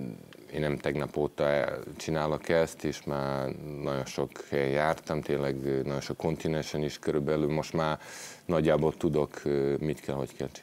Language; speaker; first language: Hungarian; non-native, fluent; Serbian